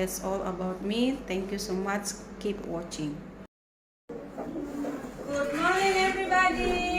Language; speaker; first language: English; non-native, learner; Indonesian